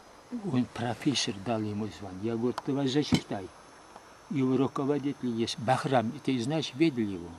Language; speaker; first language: Russian; non-native, local second language; Uyghur